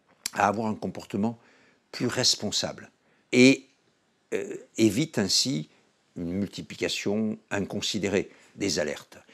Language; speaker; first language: French; native; French